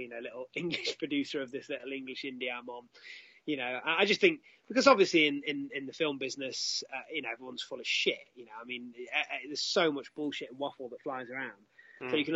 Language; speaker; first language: English; native; English